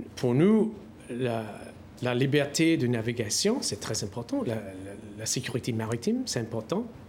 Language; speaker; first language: French; non-native, fluent; English